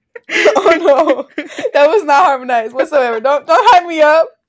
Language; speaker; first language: English; early bilingual, other home language; Spanish